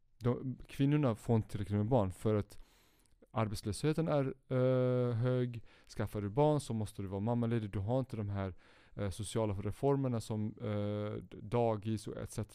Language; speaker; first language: Swedish; early bilingual, other home language; Kurdish